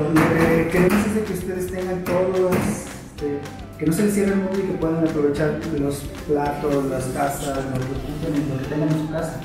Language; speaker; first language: Spanish; native; Spanish